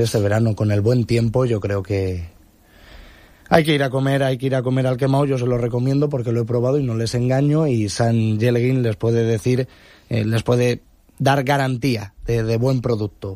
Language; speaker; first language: Spanish; native; Spanish